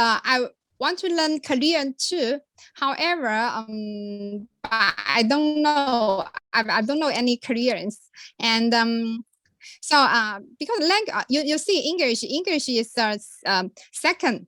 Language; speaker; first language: English; non-native, learner; Chinese